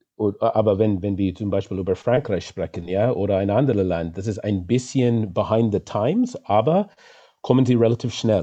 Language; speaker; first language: German; non-native, fluent; English